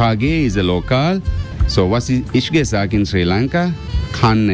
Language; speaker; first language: German; non-native, learner; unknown